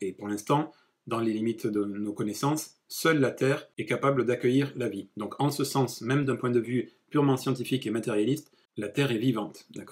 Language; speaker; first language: French; native; French